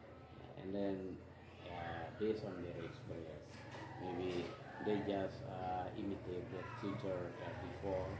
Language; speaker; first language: English; non-native, fluent; Indonesian